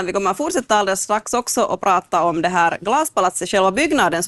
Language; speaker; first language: Swedish; native; Swedish